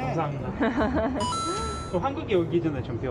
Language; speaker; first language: Korean; non-native, fluent; Russian